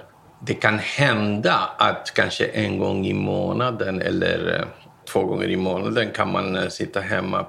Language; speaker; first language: Swedish; non-native, fluent; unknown